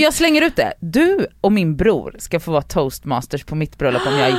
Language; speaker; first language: Swedish; native; Swedish